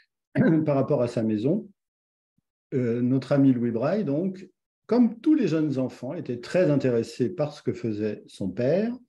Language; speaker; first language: French; native; French